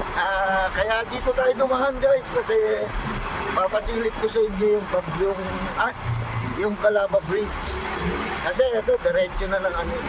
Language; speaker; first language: Filipino; non-native, local second language; Iloko